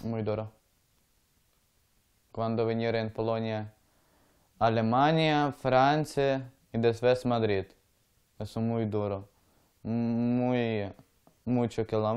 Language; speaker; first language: Spanish; non-native, learner; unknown